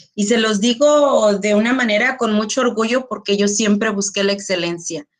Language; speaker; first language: Spanish; early bilingual, heritage; Spanish